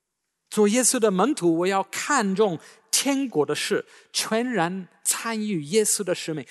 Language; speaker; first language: Chinese; native; Chinese